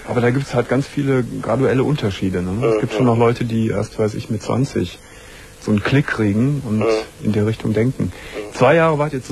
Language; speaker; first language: German; native; German